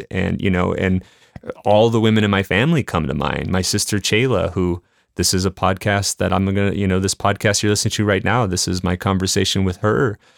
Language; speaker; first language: English; native; English